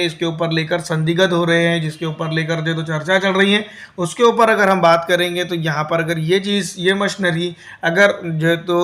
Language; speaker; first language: Hindi; native; Hindi